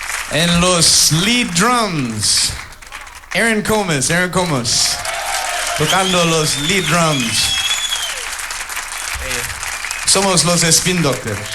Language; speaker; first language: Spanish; non-native, learner; English